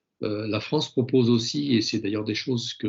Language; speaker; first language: French; native; French